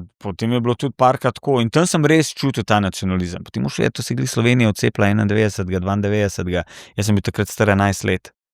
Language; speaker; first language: Slovenian; non-native, local second language; Serbian